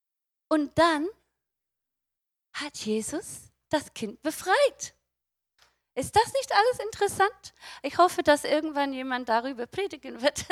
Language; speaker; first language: German; non-native, fluent; English